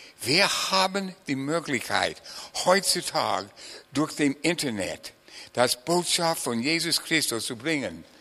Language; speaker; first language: German; non-native, fluent; English